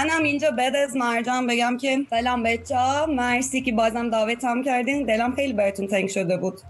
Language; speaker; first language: Persian; non-native, fluent; Turkish